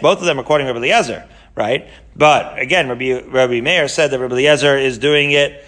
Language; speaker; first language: English; native; English